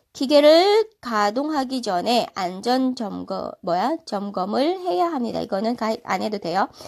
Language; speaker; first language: Korean; non-native, fluent; Filipino